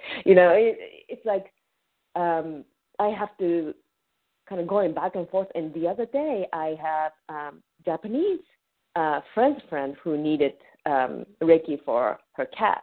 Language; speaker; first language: English; non-native, fluent; Japanese